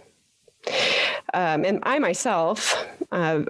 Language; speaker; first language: English; native; English